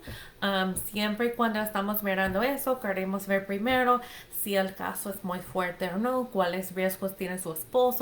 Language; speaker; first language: Spanish; non-native, fluent; English